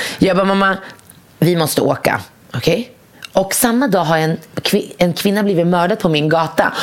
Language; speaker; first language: Swedish; early bilingual, other home language; Arabic